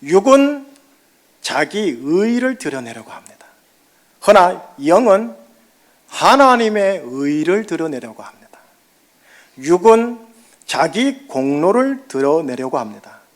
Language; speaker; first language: Korean; native; Korean